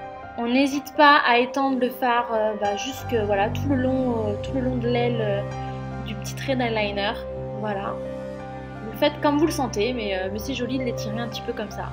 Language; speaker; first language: French; native; French